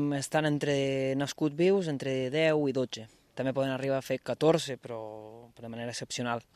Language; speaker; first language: Catalan; non-native, fluent; Spanish